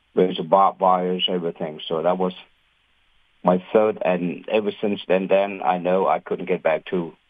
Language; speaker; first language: English; non-native, fluent; Khmer